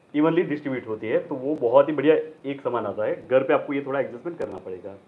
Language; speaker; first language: Hindi; non-native, local second language; Gujarati